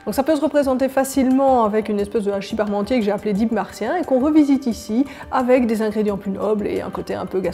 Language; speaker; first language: French; native; French